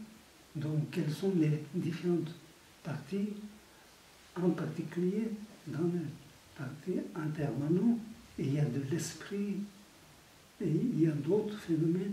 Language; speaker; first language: French; non-native, fluent; Tibetan